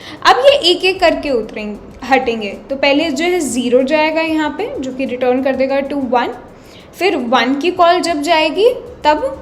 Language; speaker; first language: Hindi; native; Hindi